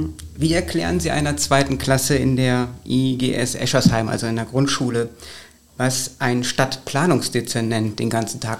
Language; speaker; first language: German; native; German